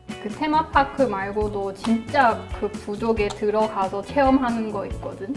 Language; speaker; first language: Korean; non-native, fluent; Chinese